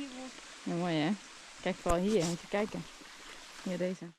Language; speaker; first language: Dutch; native; Dutch